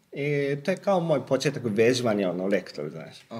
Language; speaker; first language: Serbian; non-native, learner; Japanese